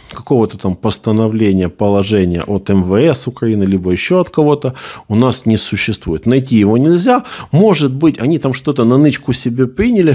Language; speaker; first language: Russian; native; Russian